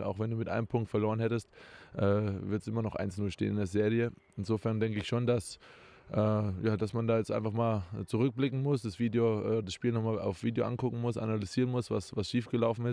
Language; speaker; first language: German; native; German